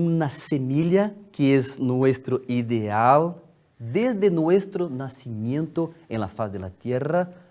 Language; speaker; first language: Spanish; non-native, fluent; Portuguese